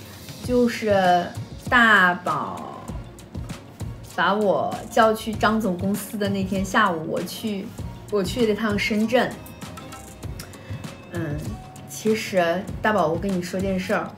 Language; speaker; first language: Chinese; native; Chinese